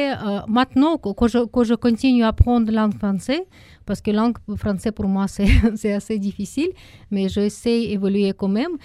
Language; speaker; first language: French; non-native, learner; Russian